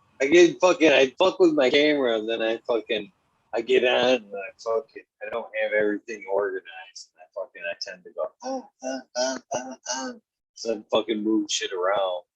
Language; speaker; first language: English; native; English